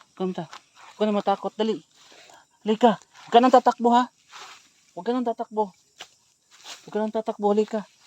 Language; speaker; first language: Filipino; native; Filipino